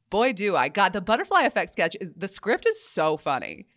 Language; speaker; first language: English; native; English